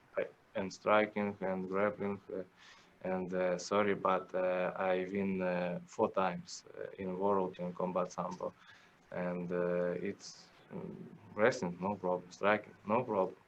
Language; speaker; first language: English; non-native, learner; Russian